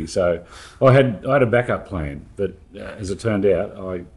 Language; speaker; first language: English; native; English